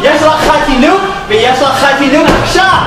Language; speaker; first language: Hebrew; non-native, learner; English